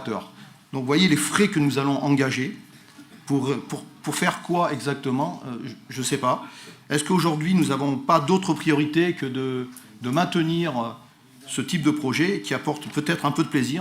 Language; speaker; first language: French; native; French